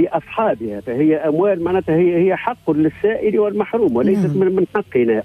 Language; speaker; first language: Arabic; native; Arabic